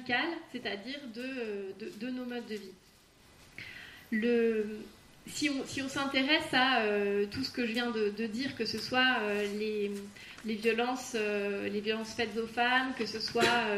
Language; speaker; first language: French; native; French